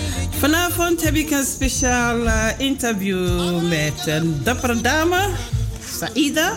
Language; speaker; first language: Dutch; non-native, fluent; Mandingo